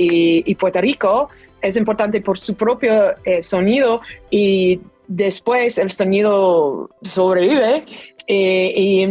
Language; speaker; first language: Spanish; non-native, fluent; English